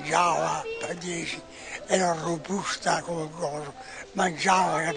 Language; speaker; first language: Italian; non-native, local second language; Venetian